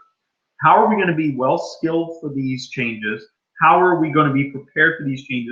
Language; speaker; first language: English; native; English